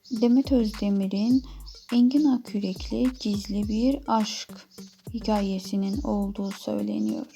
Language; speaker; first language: Turkish; native; Turkish